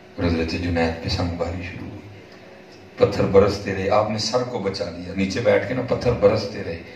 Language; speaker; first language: Urdu; non-native, local second language; Punjabi